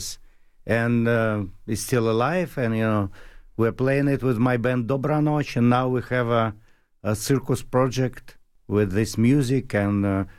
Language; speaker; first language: English; non-native, learner; Russian